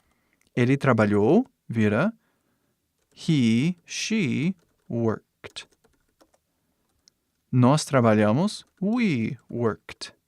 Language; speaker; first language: Portuguese; non-native, fluent; English